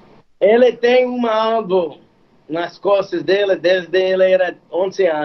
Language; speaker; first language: Portuguese; non-native, fluent; English